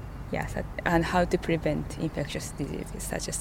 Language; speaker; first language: English; non-native, fluent; Japanese